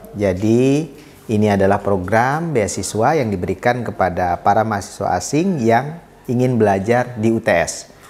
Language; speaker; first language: Indonesian; native; Indonesian